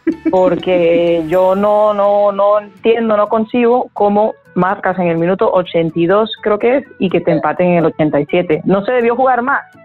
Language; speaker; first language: Spanish; native; Spanish